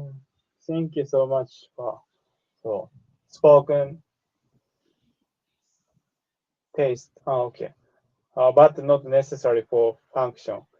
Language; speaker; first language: English; non-native, learner; Japanese